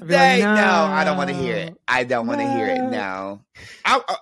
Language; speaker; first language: English; native; English